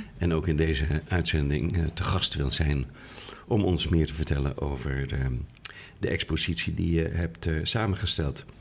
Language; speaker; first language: Dutch; native; Dutch